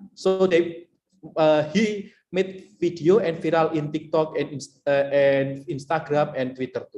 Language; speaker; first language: English; non-native, learner; Indonesian